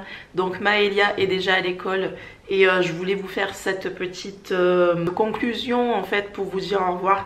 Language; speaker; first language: French; native; French